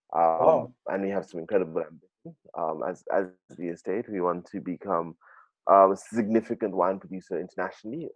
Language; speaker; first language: English; native; English